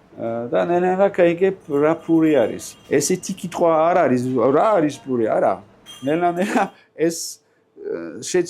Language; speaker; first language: Georgian; non-native, learner; French